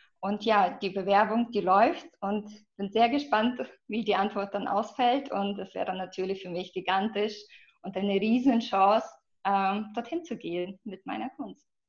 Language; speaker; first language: German; non-native, fluent; Russian